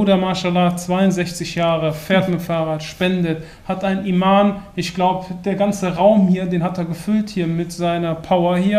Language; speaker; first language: German; native; German